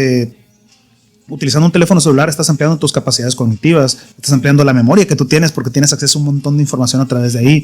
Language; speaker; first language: Spanish; native; Spanish